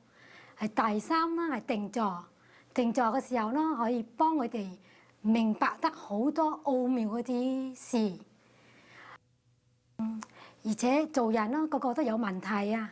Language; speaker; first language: Cantonese; early bilingual, heritage; Cantonese